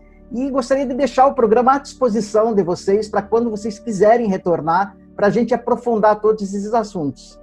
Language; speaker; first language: Portuguese; native; Portuguese